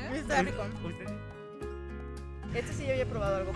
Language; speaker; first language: Spanish; native; Spanish